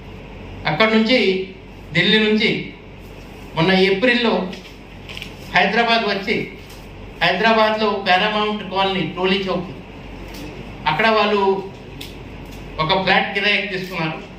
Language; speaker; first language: Telugu; native; Telugu